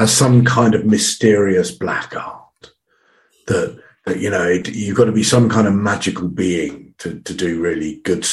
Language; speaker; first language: English; native; English